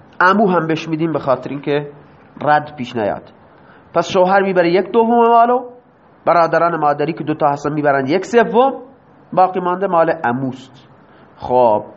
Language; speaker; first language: Persian; non-native, local second language; Baluchi